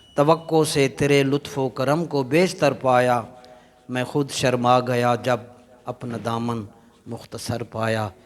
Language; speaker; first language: Urdu; non-native, local second language; Punjabi